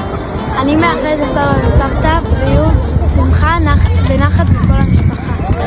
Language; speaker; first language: Hebrew; native; Hebrew